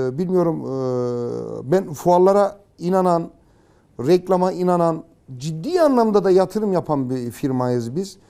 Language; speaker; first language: Turkish; native; Turkish